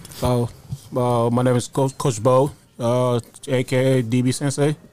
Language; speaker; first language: English; early bilingual, other home language; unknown